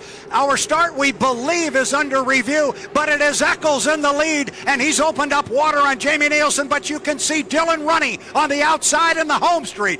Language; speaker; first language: English; native; English